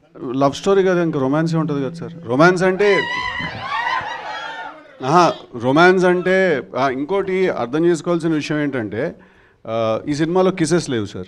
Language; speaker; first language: Telugu; native; Telugu